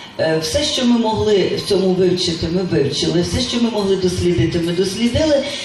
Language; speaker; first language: Ukrainian; native; Ukrainian